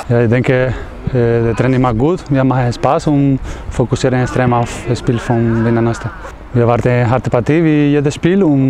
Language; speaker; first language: German; non-native, learner; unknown